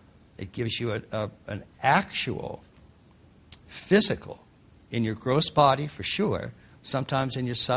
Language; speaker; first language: English; native; English